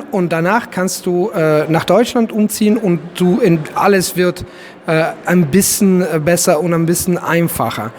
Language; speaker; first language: German; non-native, fluent; Italian